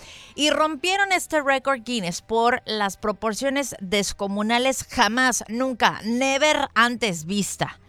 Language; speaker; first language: Spanish; native; Spanish